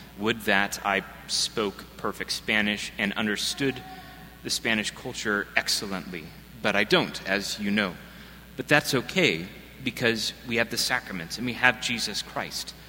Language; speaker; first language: English; native; English